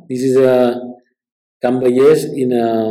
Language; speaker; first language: English; non-native, learner; Spanish